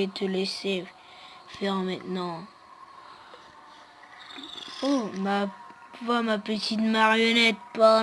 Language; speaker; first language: French; native; French